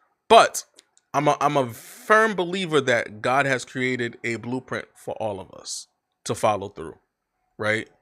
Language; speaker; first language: English; native; English